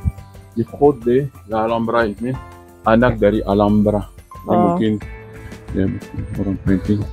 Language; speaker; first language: Indonesian; non-native, fluent; Spanish